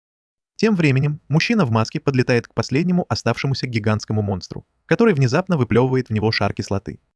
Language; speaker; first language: Russian; native; Russian